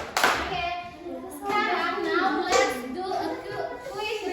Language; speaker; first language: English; non-native, fluent; Indonesian